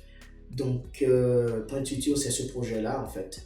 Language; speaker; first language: French; non-native, local second language; Haitian Creole